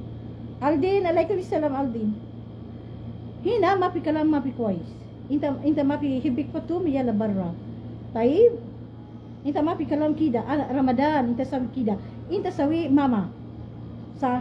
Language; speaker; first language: Arabic; non-native, learner; Filipino